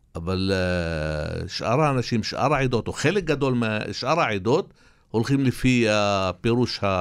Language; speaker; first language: Hebrew; non-native, local second language; Arabic